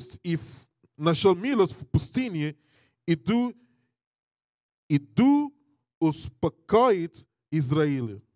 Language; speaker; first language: Russian; non-native, learner; English